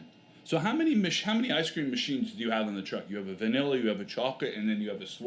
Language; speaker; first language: English; native; English